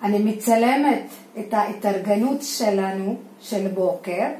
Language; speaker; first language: Hebrew; non-native, fluent; Malayalam